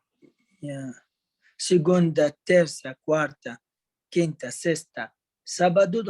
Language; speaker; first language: Portuguese; non-native, learner; Arabic